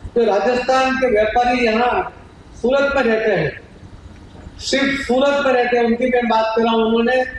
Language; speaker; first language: Hindi; non-native, local second language; Gujarati